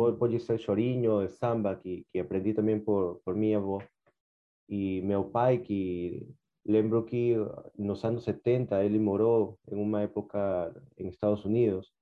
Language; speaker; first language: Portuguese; non-native, fluent; Spanish